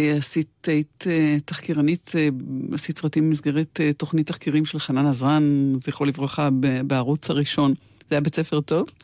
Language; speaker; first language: Hebrew; native; Hebrew